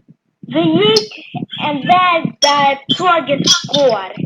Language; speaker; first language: Swedish; early bilingual, other home language; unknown